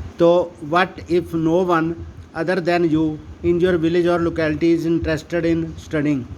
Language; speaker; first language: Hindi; non-native, local second language; Punjabi